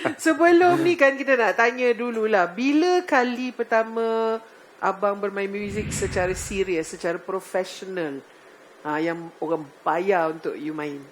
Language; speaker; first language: Malay; native; Malay